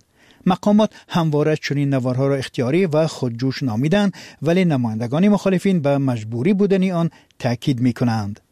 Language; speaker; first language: Persian; native; Persian